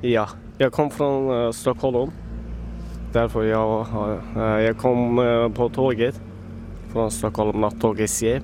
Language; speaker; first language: Swedish; non-native, learner; Turkish